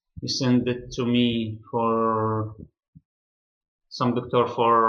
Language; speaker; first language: English; non-native, learner; Arabic